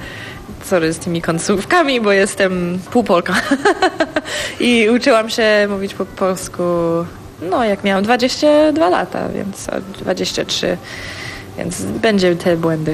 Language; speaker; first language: Polish; non-native, fluent; English